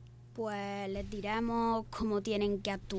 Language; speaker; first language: Spanish; native; Spanish